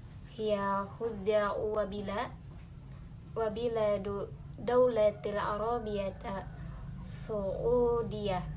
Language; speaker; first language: Arabic; non-native, learner; Indonesian